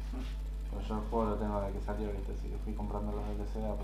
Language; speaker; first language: Spanish; native; Spanish